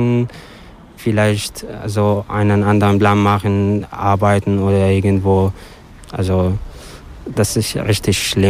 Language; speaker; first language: German; non-native, learner; Arabic